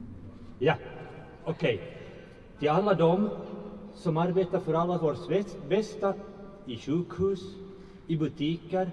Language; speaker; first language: Swedish; native; Swedish